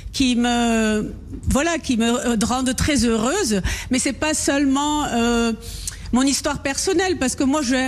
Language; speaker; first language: French; non-native, local second language; Dutch